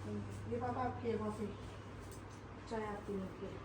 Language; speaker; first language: Hindi; native; Hindi